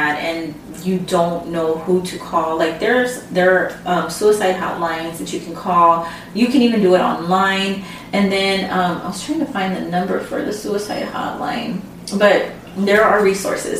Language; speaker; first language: English; early bilingual, other home language; Spanish